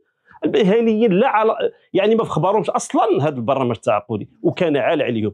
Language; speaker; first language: Arabic; native; Arabic